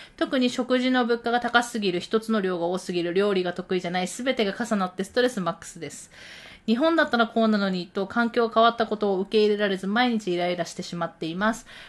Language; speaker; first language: Japanese; native; Japanese